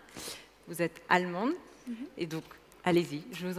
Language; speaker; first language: French; native; French